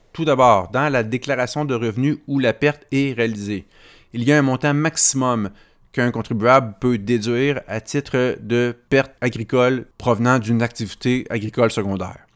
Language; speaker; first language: French; native; French